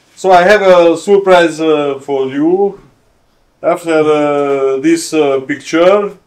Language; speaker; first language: English; non-native, learner; Hungarian